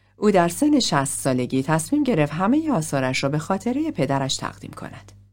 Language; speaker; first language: Persian; native; Persian